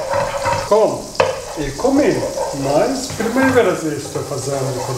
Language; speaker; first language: Portuguese; non-native, learner; Turkish